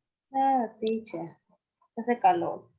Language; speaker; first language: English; non-native, learner; Spanish